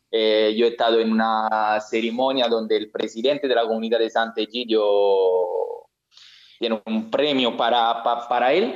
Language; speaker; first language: Spanish; non-native, learner; Italian